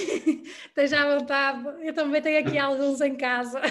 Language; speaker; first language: Portuguese; native; Portuguese